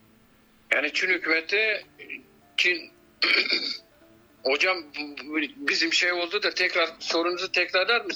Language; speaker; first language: Turkish; non-native, fluent; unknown